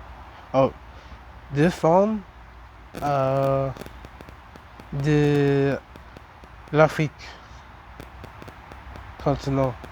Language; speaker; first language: French; non-native, learner; English